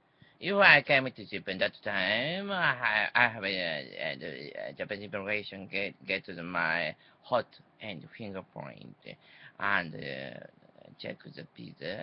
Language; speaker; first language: English; non-native, learner; Japanese